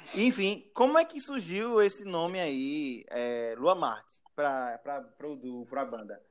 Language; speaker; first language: Portuguese; native; Portuguese